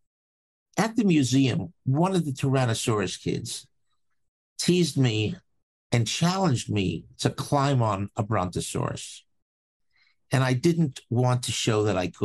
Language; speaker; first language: English; native; English